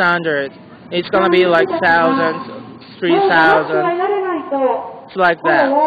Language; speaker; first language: English; non-native, learner; Japanese